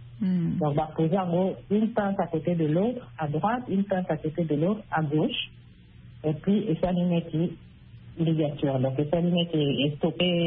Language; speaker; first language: French; non-native, local second language; Lingala